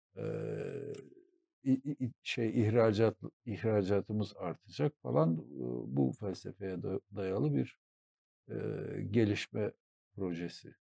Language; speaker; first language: Turkish; native; Turkish